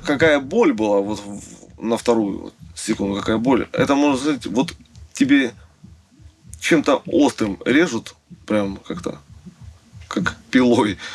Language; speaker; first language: Russian; native; Russian